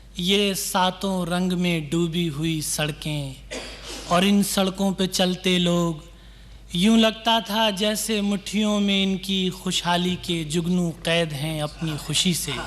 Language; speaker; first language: Urdu; native; Urdu